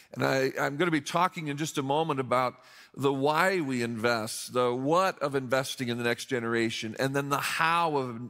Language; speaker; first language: English; native; English